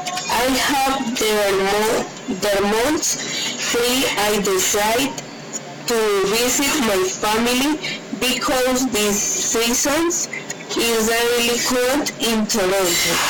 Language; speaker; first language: English; non-native, learner; Spanish